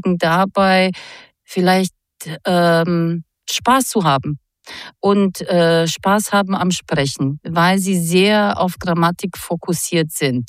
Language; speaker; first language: German; non-native, fluent; Croatian